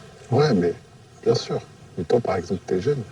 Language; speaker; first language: French; native; French